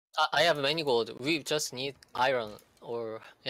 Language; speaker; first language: English; non-native, learner; Korean